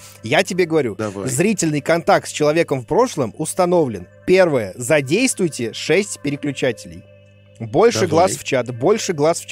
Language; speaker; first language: Russian; native; Russian